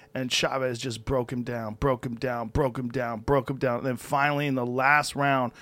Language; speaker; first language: English; native; English